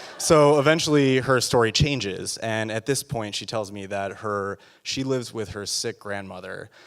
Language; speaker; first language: English; native; English